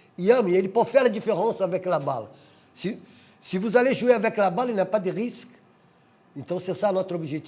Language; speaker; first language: French; non-native, fluent; Portuguese